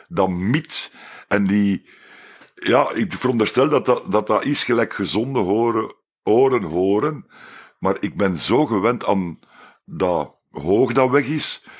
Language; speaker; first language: Dutch; native; Dutch